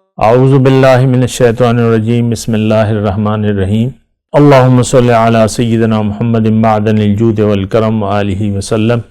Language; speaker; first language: Urdu; non-native, local second language; Pashto